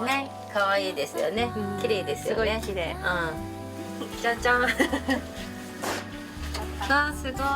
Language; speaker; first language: Japanese; native; Japanese